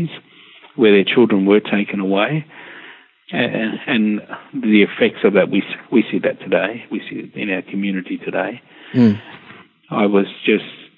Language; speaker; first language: English; native; English